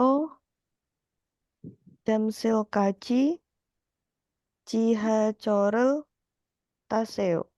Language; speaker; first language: Korean; non-native, learner; Indonesian